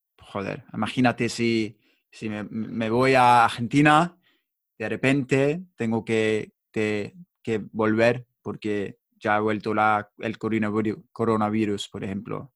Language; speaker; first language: Spanish; non-native, learner; English